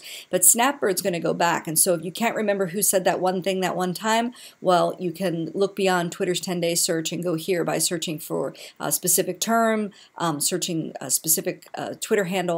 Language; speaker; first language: English; native; English